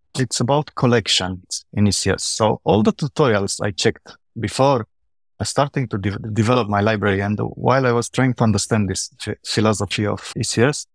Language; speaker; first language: English; non-native, fluent; Romanian